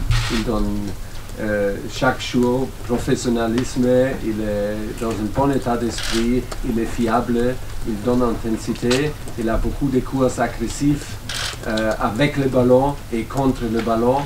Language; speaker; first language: French; non-native, learner; German